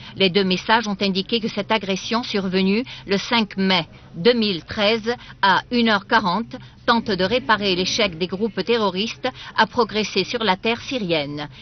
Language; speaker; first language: French; non-native, fluent; Arabic